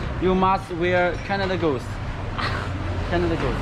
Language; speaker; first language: English; non-native, learner; Chinese